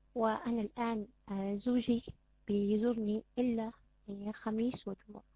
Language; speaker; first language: Arabic; non-native, fluent; French